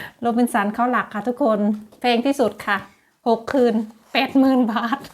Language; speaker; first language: Thai; native; Thai